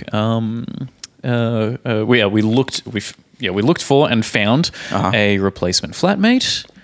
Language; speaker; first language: English; native; English